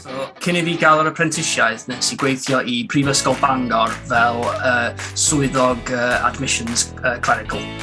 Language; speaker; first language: Welsh; non-native, local second language; English